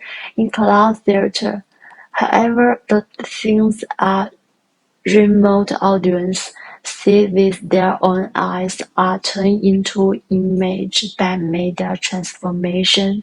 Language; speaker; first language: English; non-native, learner; Chinese